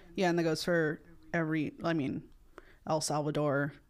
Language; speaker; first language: English; early bilingual, other home language; Spanish